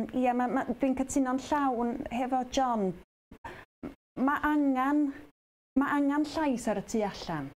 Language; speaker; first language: Welsh; native; Welsh